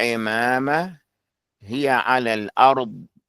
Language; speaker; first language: Arabic; non-native, fluent; English